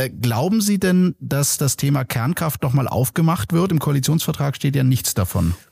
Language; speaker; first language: German; native; German